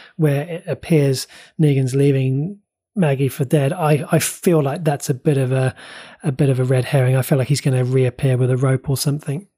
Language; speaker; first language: English; native; English